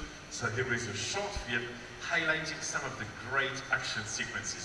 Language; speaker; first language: English; non-native, fluent; French